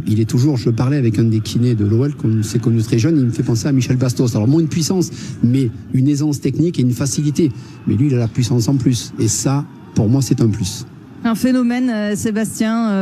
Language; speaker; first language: French; native; French